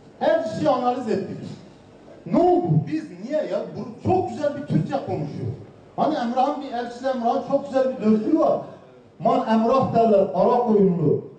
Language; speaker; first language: Turkish; native; Turkish